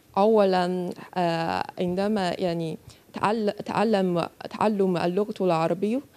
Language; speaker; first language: Arabic; non-native, learner; Chinese